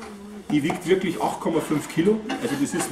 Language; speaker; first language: German; native; German